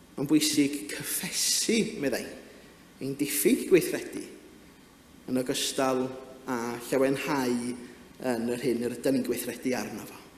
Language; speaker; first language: Welsh; native; Welsh